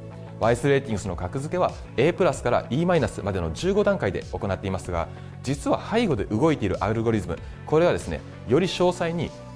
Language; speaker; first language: Japanese; native; Japanese